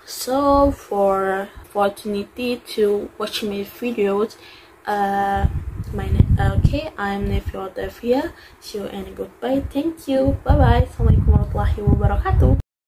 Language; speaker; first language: English; non-native, learner; Indonesian